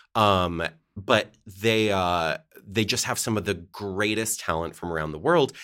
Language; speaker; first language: English; native; English